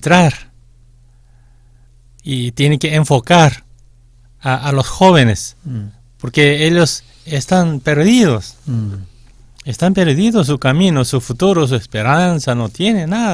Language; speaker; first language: Spanish; non-native, fluent; Korean